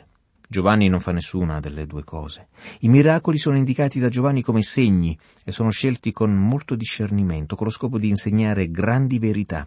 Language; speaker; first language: Italian; native; Italian